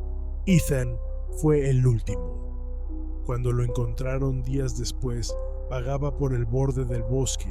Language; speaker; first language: Spanish; native; Spanish